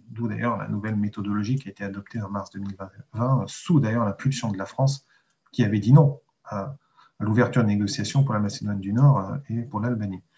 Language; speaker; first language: French; native; French